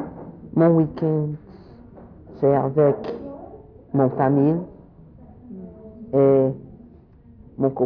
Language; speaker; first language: French; non-native, learner; English